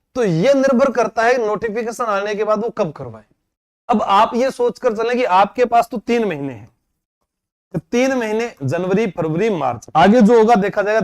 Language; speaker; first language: Hindi; native; Hindi